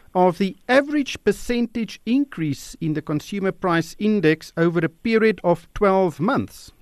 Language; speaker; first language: English; non-native, local second language; Afrikaans